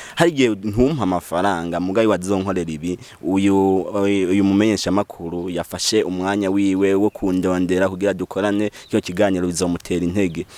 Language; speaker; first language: Rundi; native; Rundi